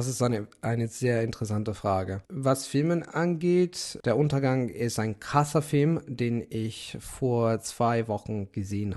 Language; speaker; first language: German; non-native, fluent; Italian